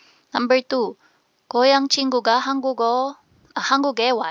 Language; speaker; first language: Korean; non-native, fluent; Filipino